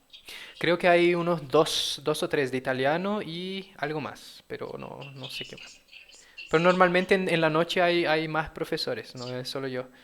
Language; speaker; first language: Spanish; early bilingual, heritage; Portuguese